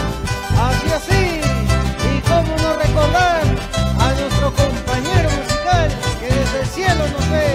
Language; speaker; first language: Spanish; native; Spanish